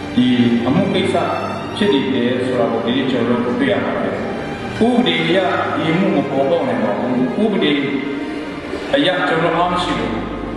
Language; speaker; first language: Burmese; non-native, local second language; Kachin